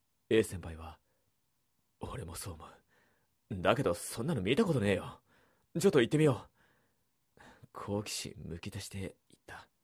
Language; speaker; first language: Japanese; native; Japanese